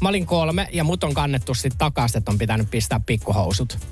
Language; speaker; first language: Finnish; native; Finnish